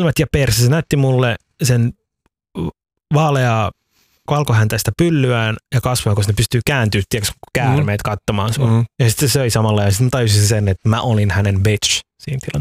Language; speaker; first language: Finnish; early bilingual, other home language; Somali